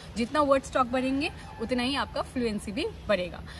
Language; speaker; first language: Hindi; non-native, local second language; Assamese